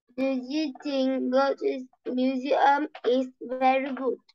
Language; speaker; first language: English; non-native, learner; Vietnamese